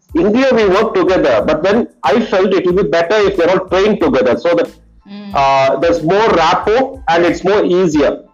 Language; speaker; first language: English; non-native, local second language; Tamil